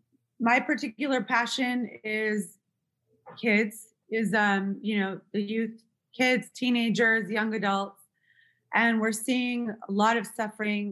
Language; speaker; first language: English; native; English